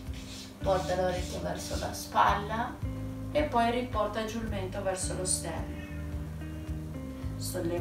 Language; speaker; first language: Italian; native; Italian